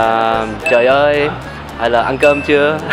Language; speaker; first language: Vietnamese; early bilingual, heritage; German